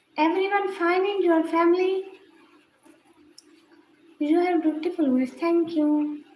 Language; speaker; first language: English; non-native, learner; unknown